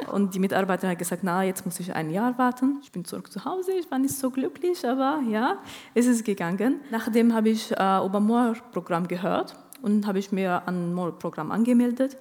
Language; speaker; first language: German; non-native, fluent; Arabic